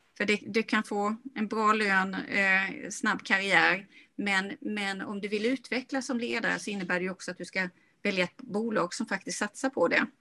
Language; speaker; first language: Swedish; native; Swedish